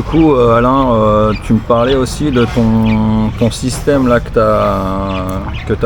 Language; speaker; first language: French; native; French